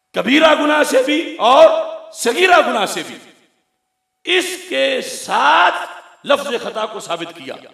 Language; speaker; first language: Urdu; non-native, local second language; Punjabi